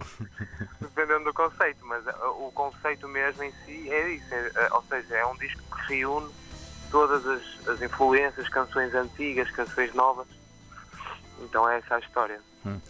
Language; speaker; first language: Portuguese; native; Portuguese